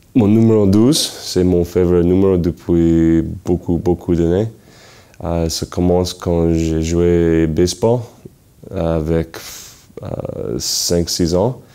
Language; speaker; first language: French; non-native, learner; English